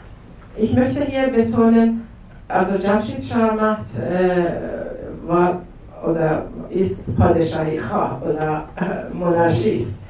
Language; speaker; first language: German; non-native, fluent; Persian